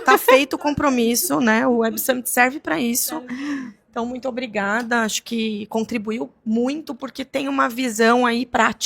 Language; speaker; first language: Portuguese; native; Portuguese